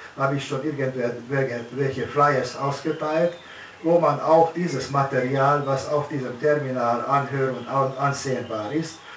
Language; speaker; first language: German; early bilingual, heritage; German